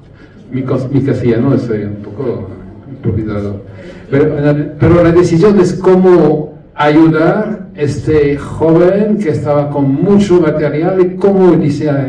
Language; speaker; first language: Spanish; non-native, learner; French